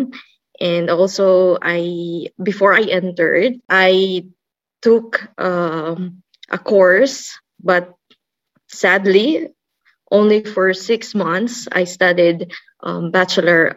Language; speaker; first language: English; non-native, local second language; Cebuano